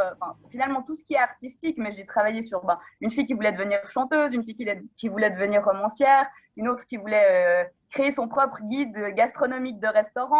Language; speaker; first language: French; native; French